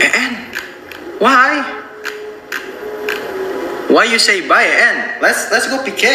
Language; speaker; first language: English; non-native, learner; Indonesian